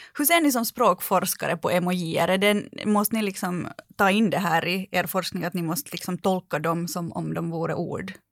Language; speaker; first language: Swedish; native; Swedish